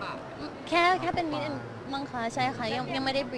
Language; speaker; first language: Thai; native; Thai